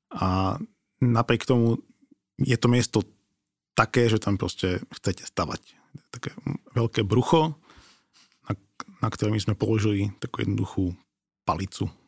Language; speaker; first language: Slovak; native; Slovak